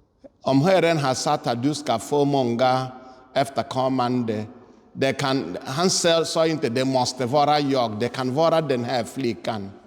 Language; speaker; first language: Swedish; non-native, fluent; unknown